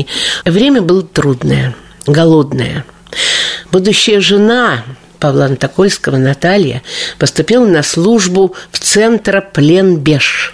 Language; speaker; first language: Russian; native; Russian